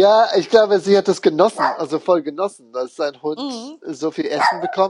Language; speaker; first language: German; non-native, fluent; English